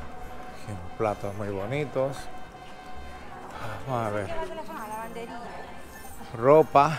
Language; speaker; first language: Spanish; native; Spanish